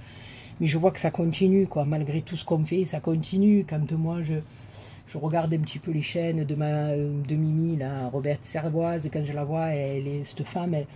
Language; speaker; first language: French; native; French